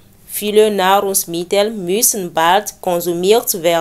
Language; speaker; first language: German; non-native, learner; French